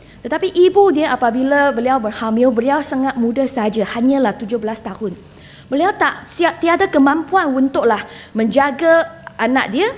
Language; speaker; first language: Malay; non-native, local second language; Chinese